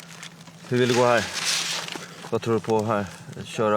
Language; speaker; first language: Swedish; native; Swedish